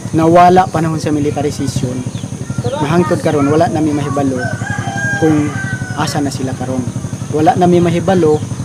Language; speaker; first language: Cebuano; non-native, local second language; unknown